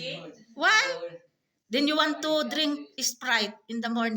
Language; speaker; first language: English; non-native, learner; Filipino